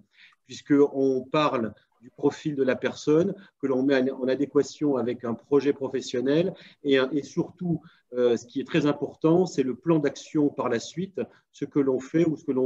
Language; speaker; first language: French; native; French